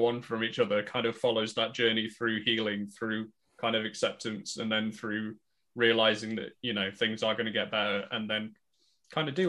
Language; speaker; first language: English; native; English